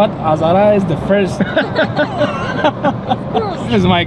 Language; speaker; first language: English; non-native, learner; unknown